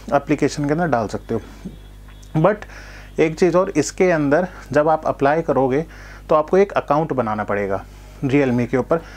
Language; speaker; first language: Hindi; non-native, local second language; Gujarati